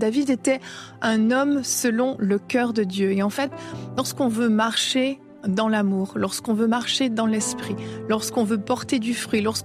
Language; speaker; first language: French; native; French